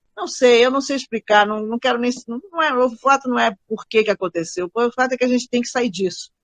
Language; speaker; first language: Portuguese; native; Portuguese